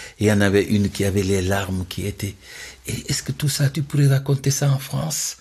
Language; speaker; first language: French; non-native, local second language; Wolof